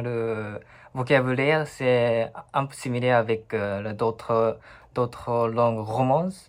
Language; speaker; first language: French; non-native, learner; Japanese